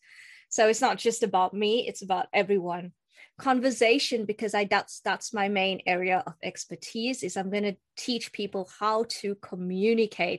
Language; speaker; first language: English; native; English